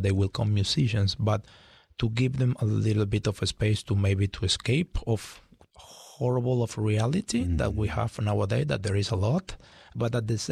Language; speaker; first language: English; non-native, fluent; Spanish